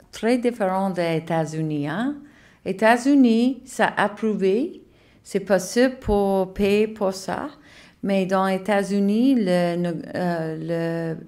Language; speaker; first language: French; non-native, learner; English